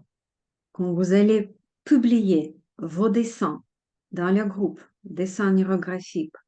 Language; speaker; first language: French; non-native, fluent; Russian